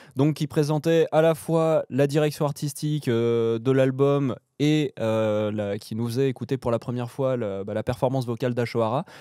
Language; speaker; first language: French; native; French